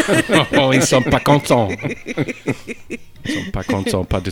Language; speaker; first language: French; non-native, fluent; English